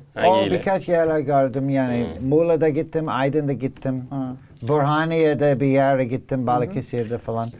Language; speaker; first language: Turkish; non-native, learner; English